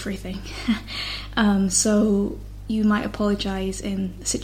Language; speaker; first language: English; native; English